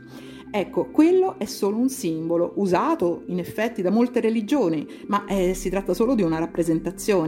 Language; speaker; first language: Italian; native; Italian